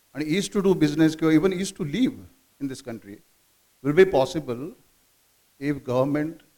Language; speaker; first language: English; non-native, local second language; Marathi